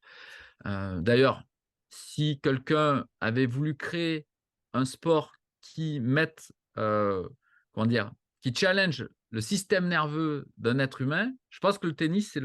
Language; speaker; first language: French; native; French